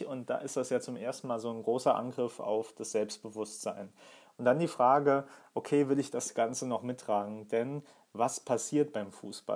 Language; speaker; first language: German; native; German